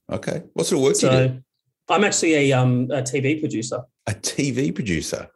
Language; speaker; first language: English; native; English